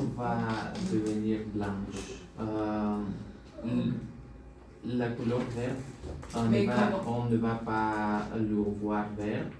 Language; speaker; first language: French; non-native, learner; Bulgarian